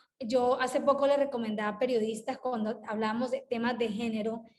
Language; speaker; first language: Spanish; native; Spanish